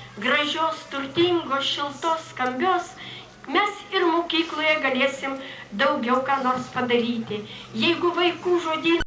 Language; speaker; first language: Lithuanian; native; Lithuanian